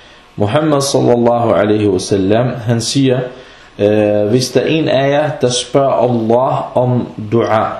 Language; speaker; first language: Danish; non-native, fluent; Arabic